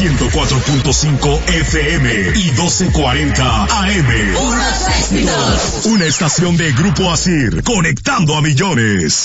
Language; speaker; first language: Spanish; native; Spanish